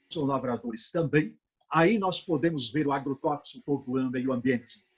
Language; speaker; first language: Portuguese; native; Portuguese